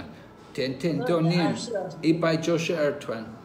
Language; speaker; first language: Chinese; non-native, learner; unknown